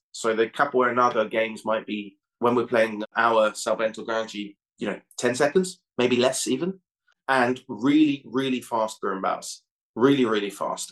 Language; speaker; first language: English; native; English